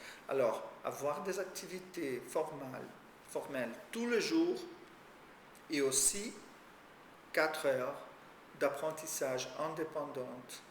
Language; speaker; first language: French; non-native, fluent; Portuguese